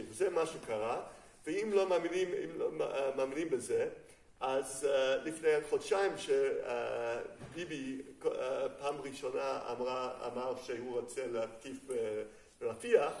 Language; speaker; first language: Hebrew; non-native, fluent; English